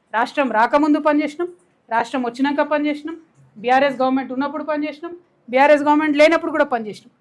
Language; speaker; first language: Telugu; native; Telugu